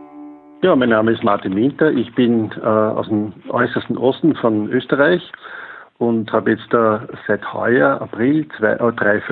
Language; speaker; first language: German; native; German